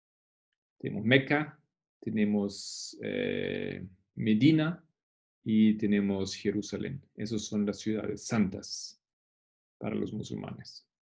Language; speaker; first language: Spanish; non-native, fluent; Portuguese